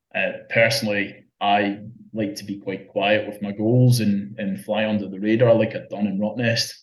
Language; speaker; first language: English; native; English